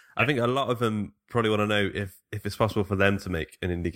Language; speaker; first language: English; native; English